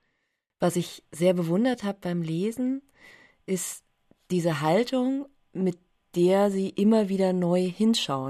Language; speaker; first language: German; native; German